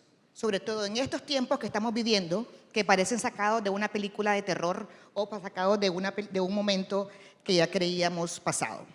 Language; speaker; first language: Spanish; native; Spanish